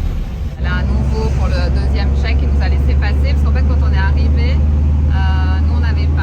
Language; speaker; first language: French; native; French